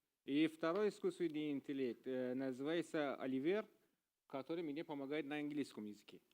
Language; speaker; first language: Russian; non-native, learner; Persian